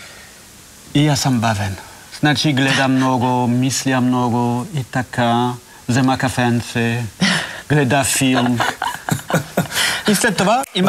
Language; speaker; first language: Bulgarian; non-native, learner; French